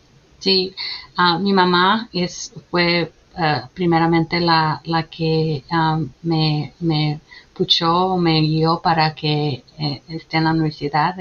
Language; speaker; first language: Spanish; early bilingual, heritage; Spanish